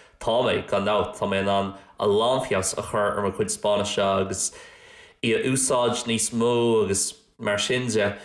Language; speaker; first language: Irish; non-native, local second language; English